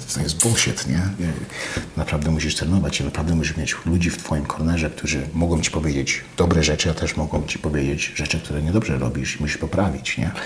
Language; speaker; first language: Polish; early bilingual, heritage; Polish